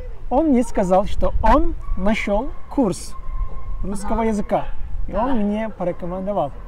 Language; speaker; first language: Russian; non-native, fluent; Turkish